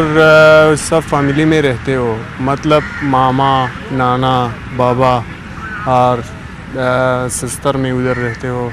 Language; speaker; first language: Hindi; non-native, learner; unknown